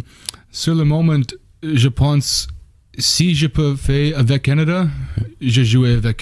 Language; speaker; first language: French; non-native, learner; English